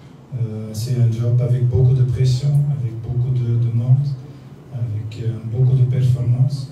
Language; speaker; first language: French; non-native, learner; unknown